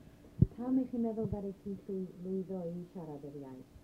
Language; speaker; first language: Welsh; native; Welsh